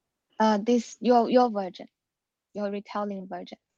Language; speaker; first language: English; non-native, learner; Chinese